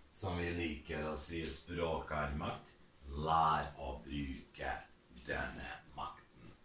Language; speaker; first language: Norwegian; non-native, fluent; Serbian